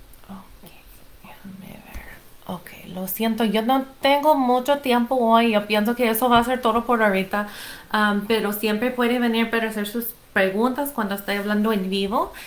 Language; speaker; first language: Spanish; non-native, fluent; English